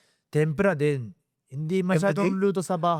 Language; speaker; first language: Filipino; non-native, learner; Japanese